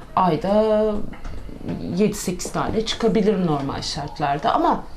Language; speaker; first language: Turkish; native; Turkish